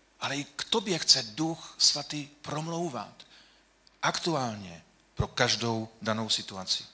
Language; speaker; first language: Czech; non-native, local second language; Polish